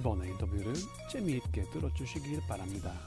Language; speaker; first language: Korean; non-native, learner; English